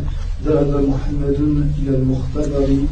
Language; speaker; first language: Arabic; non-native, learner; French